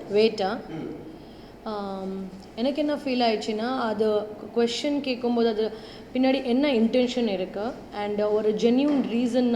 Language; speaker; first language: Tamil; non-native, learner; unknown